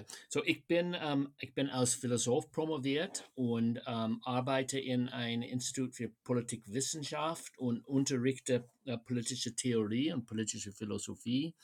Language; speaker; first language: German; non-native, fluent; English